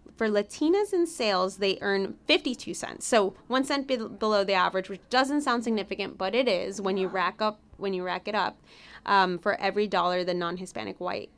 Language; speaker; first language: English; early bilingual, other home language; Spanish